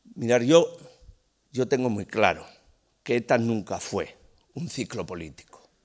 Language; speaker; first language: Spanish; native; Spanish